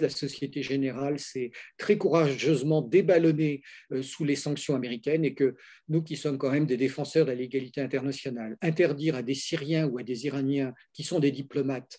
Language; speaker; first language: French; native; French